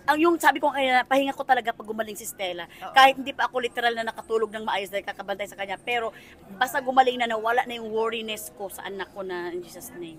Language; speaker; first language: Filipino; non-native, local second language; Cebuano